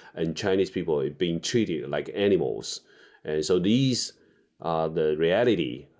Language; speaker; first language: English; non-native, fluent; Chinese